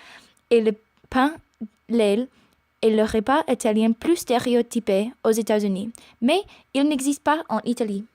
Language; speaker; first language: French; non-native, learner; English